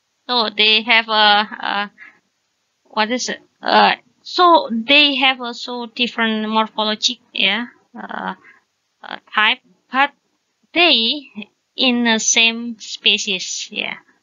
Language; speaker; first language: English; non-native, learner; Indonesian